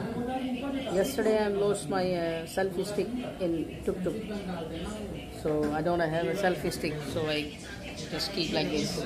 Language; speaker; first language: English; non-native, learner; Hindi